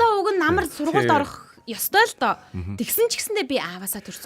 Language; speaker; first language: Mongolian; native; Mongolian